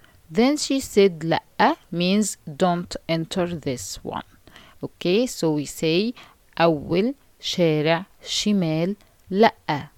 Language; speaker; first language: English; non-native, fluent; Arabic